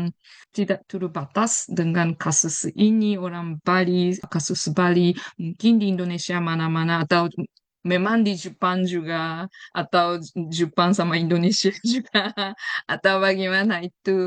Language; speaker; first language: Indonesian; non-native, fluent; Japanese